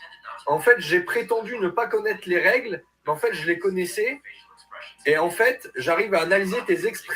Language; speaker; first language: French; native; French